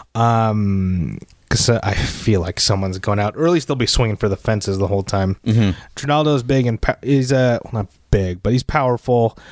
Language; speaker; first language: English; early bilingual, other home language; Filipino